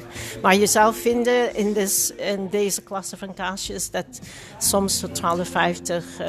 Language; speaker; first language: Dutch; non-native, fluent; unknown